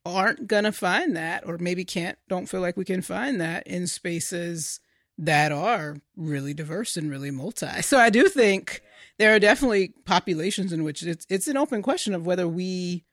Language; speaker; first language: English; native; English